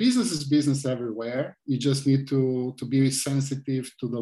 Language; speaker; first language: English; non-native, fluent; Portuguese